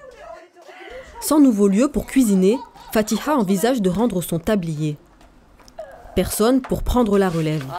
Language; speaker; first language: French; native; French